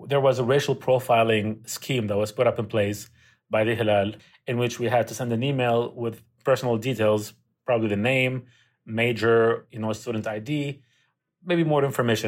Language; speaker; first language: English; non-native, fluent; Arabic